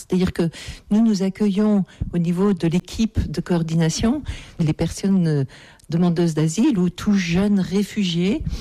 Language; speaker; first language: French; native; French